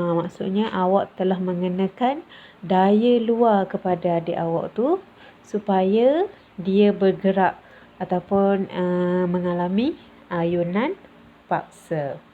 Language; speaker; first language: Malay; native; Malay